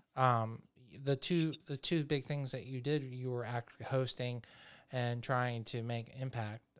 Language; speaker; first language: English; native; English